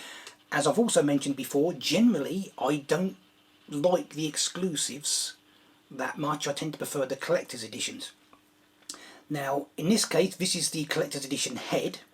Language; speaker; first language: English; native; English